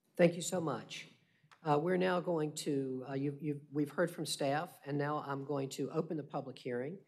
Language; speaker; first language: English; native; English